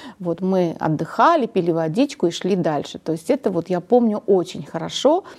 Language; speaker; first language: Russian; non-native, local second language; Armenian